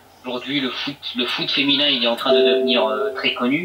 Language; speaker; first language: French; native; French